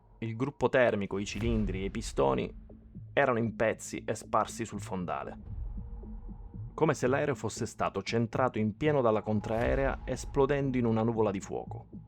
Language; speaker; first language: Italian; native; Italian